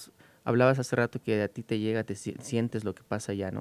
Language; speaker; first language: Spanish; native; Spanish